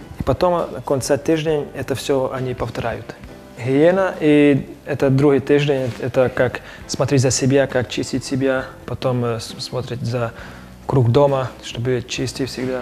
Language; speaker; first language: Russian; non-native, local second language; Romany